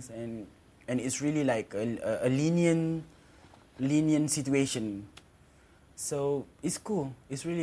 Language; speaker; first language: English; non-native, local second language; Malay